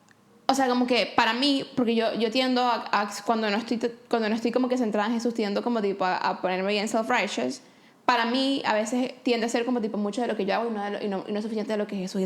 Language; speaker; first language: Spanish; native; Spanish